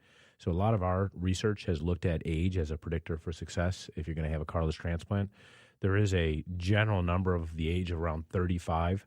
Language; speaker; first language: English; native; English